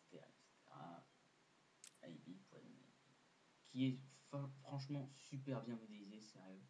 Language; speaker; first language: French; native; French